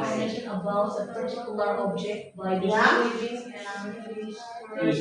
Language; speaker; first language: English; non-native, learner; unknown